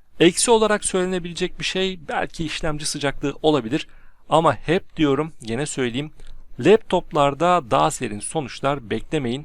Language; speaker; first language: Turkish; native; Turkish